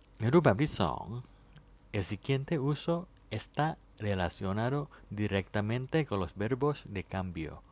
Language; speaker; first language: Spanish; non-native, fluent; Thai